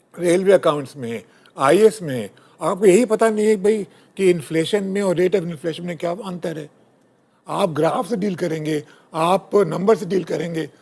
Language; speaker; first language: Hindi; native; Hindi